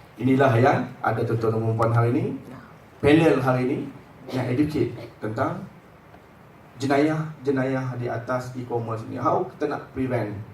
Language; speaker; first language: Malay; native; Malay